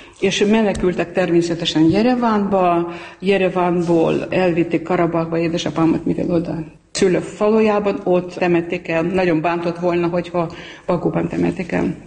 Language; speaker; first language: Hungarian; non-native, fluent; Armenian